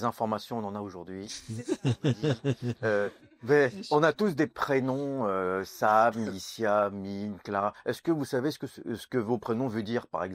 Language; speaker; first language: French; native; French